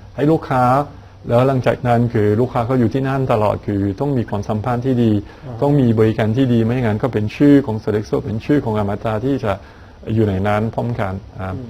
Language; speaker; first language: Thai; non-native, fluent; French